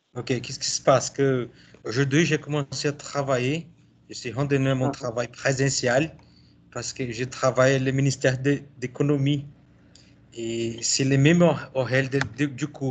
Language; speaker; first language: French; non-native, learner; Portuguese